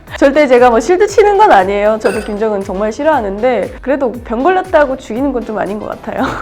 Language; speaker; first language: Korean; native; Korean